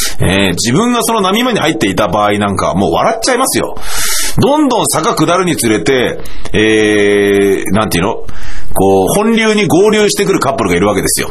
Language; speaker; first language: Japanese; native; Japanese